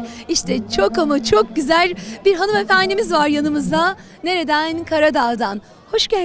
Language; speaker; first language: Turkish; native; Turkish